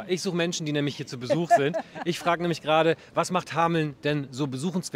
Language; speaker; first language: German; native; German